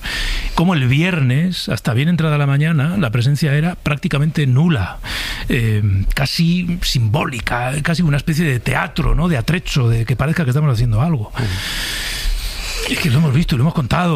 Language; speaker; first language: Spanish; native; Spanish